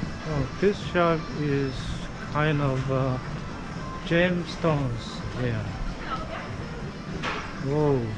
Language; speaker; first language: English; non-native, learner; Korean